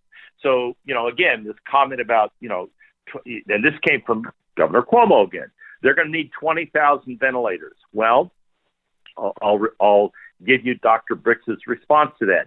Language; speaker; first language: English; native; English